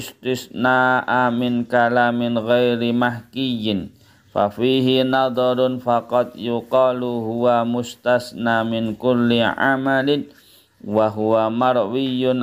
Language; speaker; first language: Arabic; non-native, fluent; Indonesian